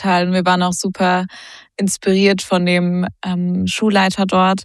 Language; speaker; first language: German; native; German